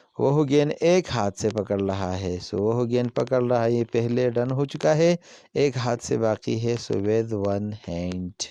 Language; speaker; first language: Urdu; non-native, local second language; Pashto